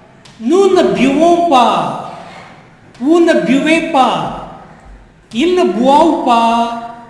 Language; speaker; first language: French; non-native, fluent; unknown